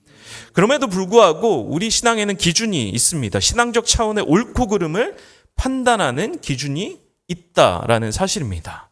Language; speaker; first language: Korean; native; Korean